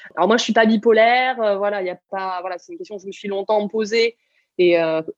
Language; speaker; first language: French; native; French